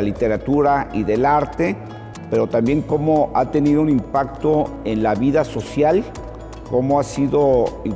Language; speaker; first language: Spanish; native; Spanish